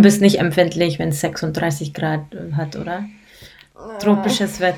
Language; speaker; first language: German; early bilingual, other home language; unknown